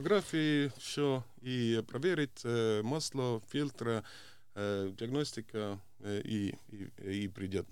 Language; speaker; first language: Russian; non-native, local second language; Estonian